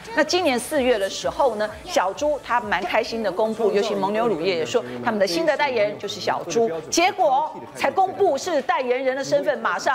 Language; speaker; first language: Chinese; native; Chinese